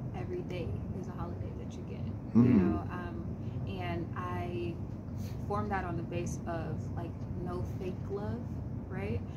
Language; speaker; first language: English; native; English